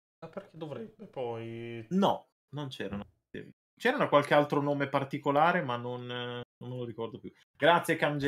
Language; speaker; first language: Italian; native; Italian